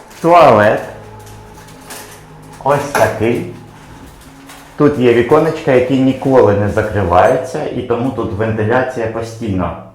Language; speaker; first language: Ukrainian; native; Ukrainian